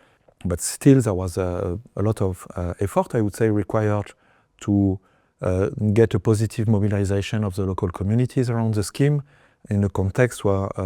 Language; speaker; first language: English; non-native, fluent; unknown